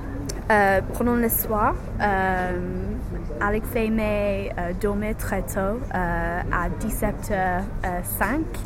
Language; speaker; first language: French; non-native, learner; English